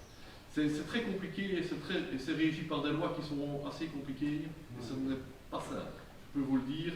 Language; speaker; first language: French; native; French